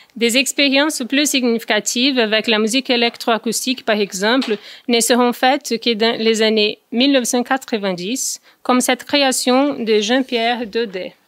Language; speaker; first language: French; non-native, fluent; Portuguese